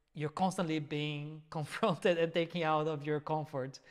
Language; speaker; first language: English; non-native, fluent; Portuguese